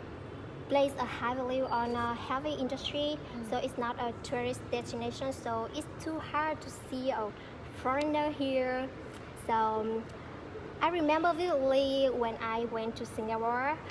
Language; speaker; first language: English; non-native, fluent; Vietnamese